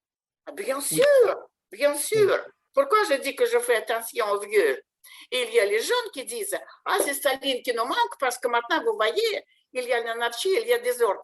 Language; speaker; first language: French; non-native, fluent; Russian